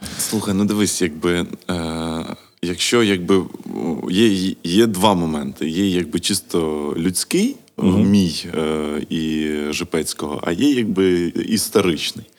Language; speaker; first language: Ukrainian; non-native, local second language; Russian